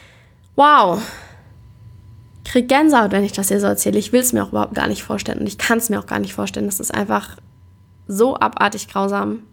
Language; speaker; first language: German; native; German